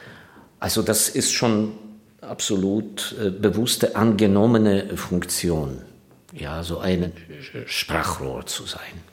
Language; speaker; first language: German; non-native, fluent; Ukrainian